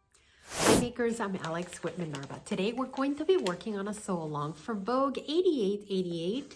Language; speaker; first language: English; native; English